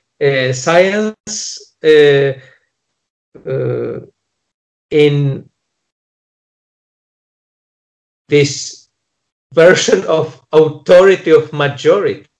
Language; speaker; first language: English; non-native, fluent; Polish